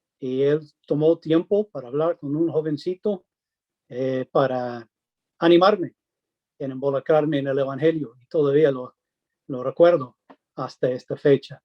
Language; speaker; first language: Spanish; non-native, fluent; English